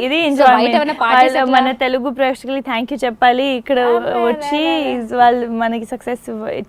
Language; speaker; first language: Telugu; non-native, local second language; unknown